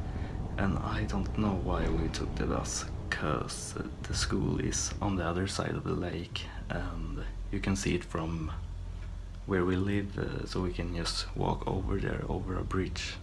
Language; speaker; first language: English; non-native, fluent; Swedish